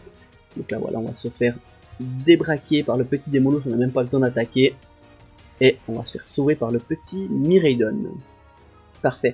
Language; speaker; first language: French; native; French